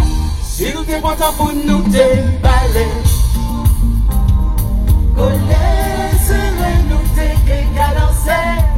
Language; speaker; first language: French; native; French